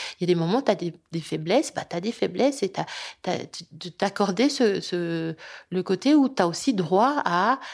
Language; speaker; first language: French; early bilingual, other home language; Lingala